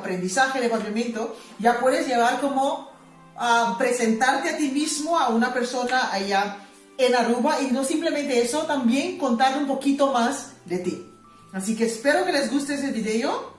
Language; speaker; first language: Spanish; non-native, fluent; Papiamento